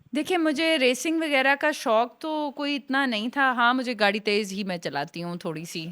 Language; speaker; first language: Urdu; non-native, local second language; Saraiki